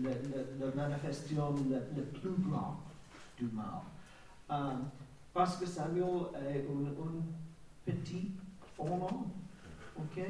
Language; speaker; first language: French; non-native, learner; English